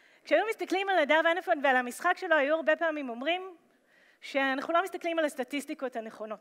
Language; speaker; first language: Hebrew; native; Hebrew